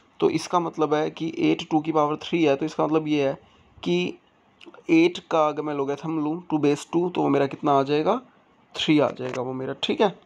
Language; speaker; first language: Hindi; native; Hindi